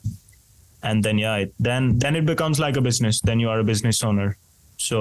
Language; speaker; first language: English; non-native, local second language; Hindi